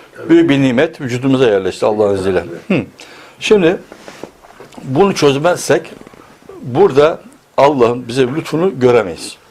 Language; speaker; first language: Turkish; native; Turkish